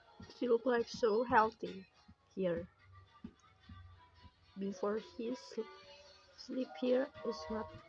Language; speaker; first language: English; non-native, learner; Indonesian